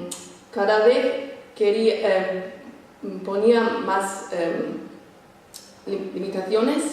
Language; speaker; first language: Spanish; non-native, fluent; English